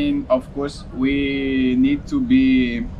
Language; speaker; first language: English; non-native, learner; Portuguese